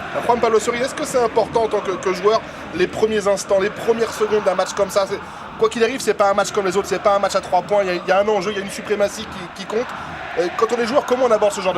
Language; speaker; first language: French; native; French